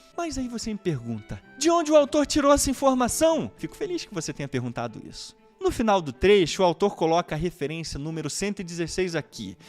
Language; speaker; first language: Portuguese; native; Portuguese